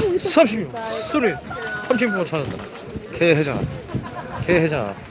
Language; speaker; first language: Korean; native; Korean